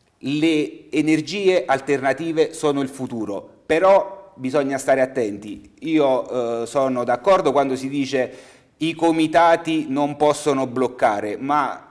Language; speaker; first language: Italian; native; Italian